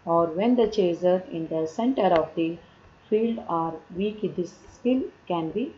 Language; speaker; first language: English; non-native, local second language; Kannada